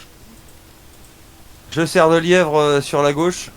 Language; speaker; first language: French; native; French